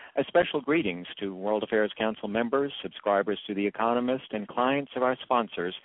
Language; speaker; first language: English; native; English